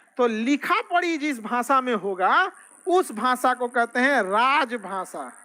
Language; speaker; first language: Hindi; native; Hindi